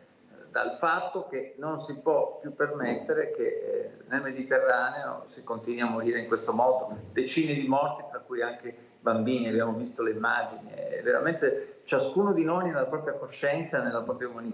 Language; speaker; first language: Italian; native; Italian